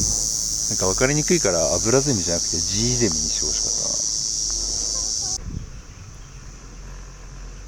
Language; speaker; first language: Japanese; native; Japanese